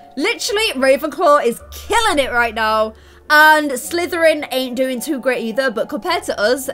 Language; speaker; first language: English; native; English